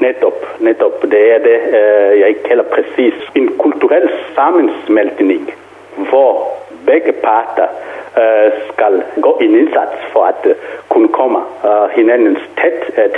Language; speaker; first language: Danish; non-native, fluent; Kongo